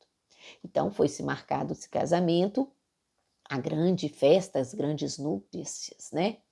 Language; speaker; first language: Portuguese; native; Portuguese